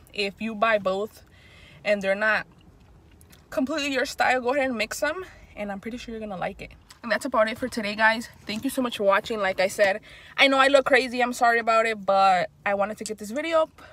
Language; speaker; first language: English; early bilingual, other home language; Spanish